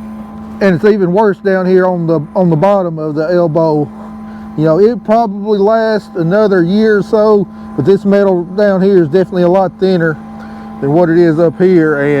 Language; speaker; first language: English; native; English